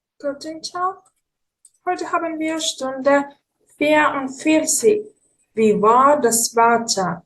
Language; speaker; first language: German; non-native, fluent; Ukrainian